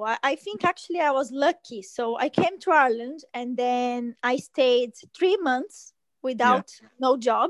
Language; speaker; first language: English; non-native, fluent; Portuguese